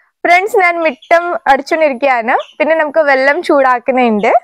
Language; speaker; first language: Malayalam; non-native, learner; Hindi